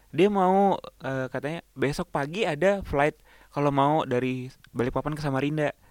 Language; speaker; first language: Indonesian; native; Indonesian